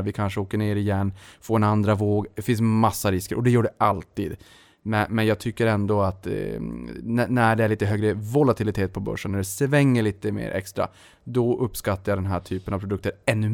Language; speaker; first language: Swedish; native; Swedish